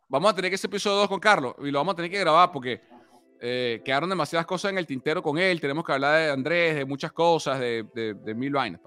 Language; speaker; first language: Spanish; native; Spanish